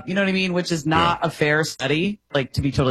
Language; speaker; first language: English; native; English